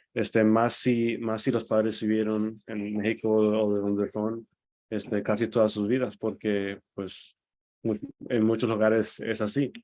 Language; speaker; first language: Spanish; early bilingual, other home language; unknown